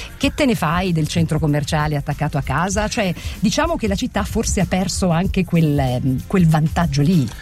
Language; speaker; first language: Italian; native; Italian